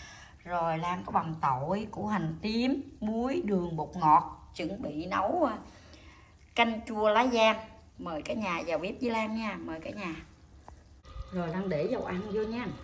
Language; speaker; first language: Vietnamese; native; Vietnamese